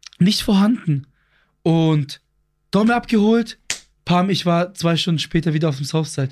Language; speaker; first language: German; early bilingual, other home language; Greek